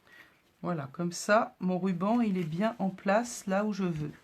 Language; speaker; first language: French; native; French